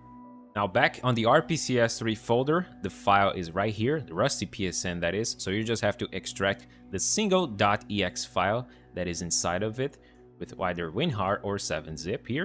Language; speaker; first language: English; non-native, fluent; Portuguese